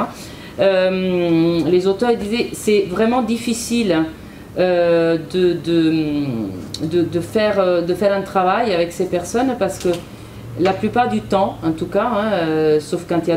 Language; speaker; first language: French; native; French